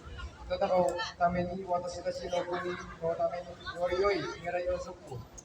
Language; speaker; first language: Japanese; non-native, learner; Indonesian